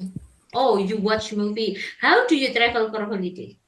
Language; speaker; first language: English; non-native, fluent; Indonesian